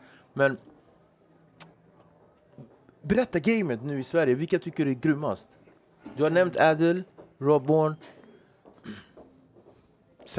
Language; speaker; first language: Swedish; native; Swedish